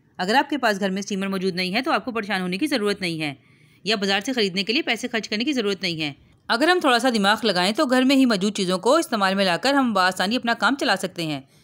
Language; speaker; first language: Urdu; native; Urdu